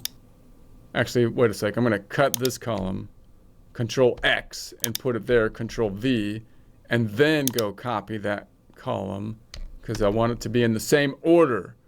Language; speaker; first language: English; native; English